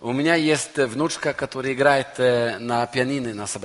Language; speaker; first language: Russian; non-native, learner; Norwegian